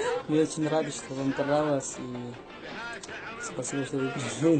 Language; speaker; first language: Russian; non-native, learner; Arabic